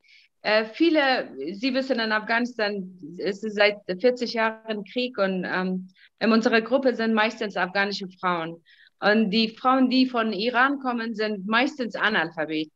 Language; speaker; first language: German; non-native, fluent; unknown